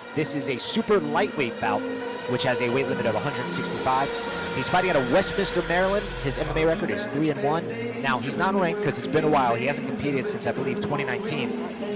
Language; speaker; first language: English; native; English